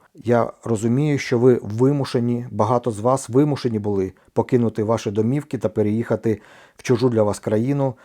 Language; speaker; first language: Ukrainian; non-native, local second language; Russian